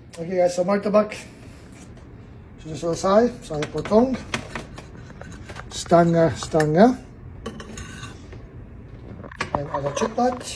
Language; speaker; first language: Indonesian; non-native, learner; English